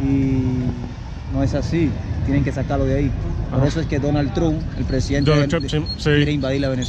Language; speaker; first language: Spanish; native; Spanish